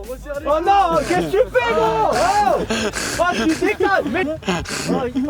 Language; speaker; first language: French; native; French